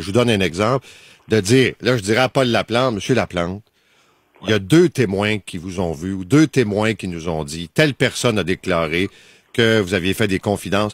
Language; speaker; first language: French; native; French